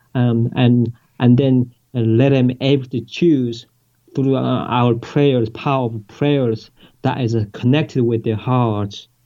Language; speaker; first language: English; non-native, fluent; Korean